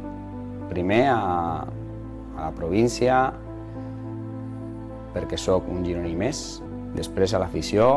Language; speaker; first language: Catalan; non-native, learner; Spanish